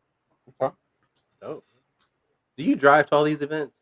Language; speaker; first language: English; native; English